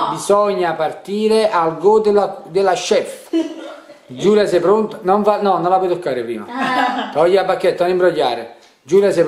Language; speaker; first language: Italian; native; Italian